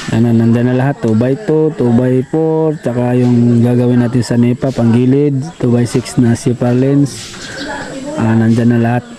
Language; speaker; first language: Filipino; native; Filipino